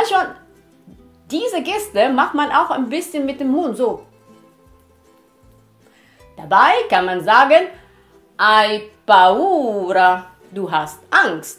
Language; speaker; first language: German; non-native, fluent; Italian